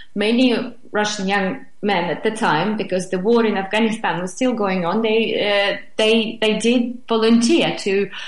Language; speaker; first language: English; non-native, fluent; Russian